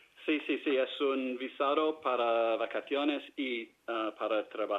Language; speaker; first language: Spanish; non-native, fluent; English